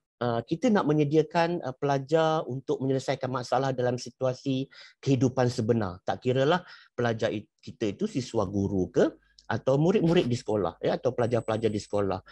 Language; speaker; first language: Malay; native; Malay